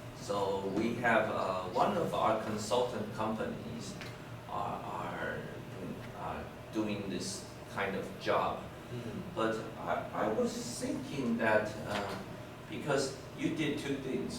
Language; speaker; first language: English; non-native, fluent; Chinese